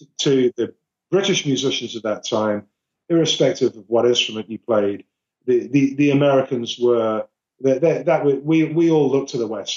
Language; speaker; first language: English; native; English